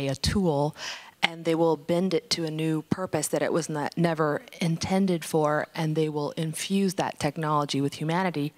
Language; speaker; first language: English; native; English